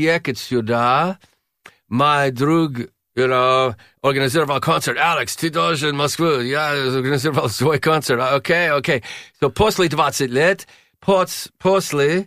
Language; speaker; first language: Russian; non-native, learner; English